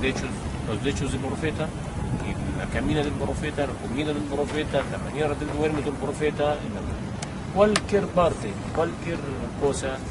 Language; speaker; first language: Spanish; non-native, learner; Arabic